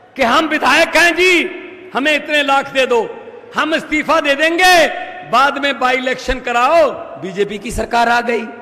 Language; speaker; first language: Hindi; native; Hindi